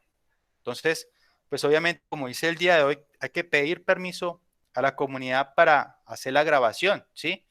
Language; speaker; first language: Spanish; native; Spanish